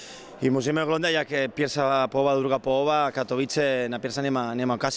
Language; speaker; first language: Polish; non-native, learner; Spanish